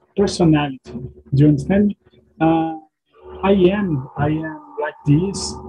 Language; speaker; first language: English; non-native, learner; Portuguese